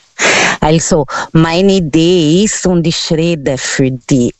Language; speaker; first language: German; non-native, learner; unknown